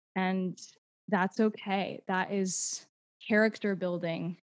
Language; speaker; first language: English; native; English